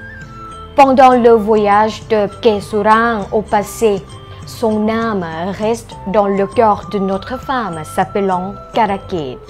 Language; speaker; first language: French; non-native, fluent; Thai